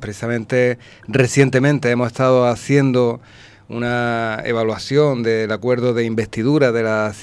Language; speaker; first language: Spanish; native; Spanish